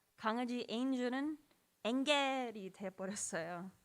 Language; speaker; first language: Korean; early bilingual, other home language; English